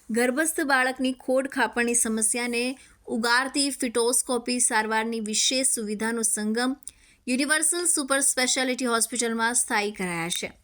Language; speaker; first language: Gujarati; native; Gujarati